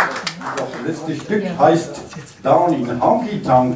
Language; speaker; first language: German; non-native, learner; French